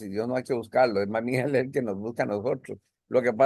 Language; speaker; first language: Spanish; native; Spanish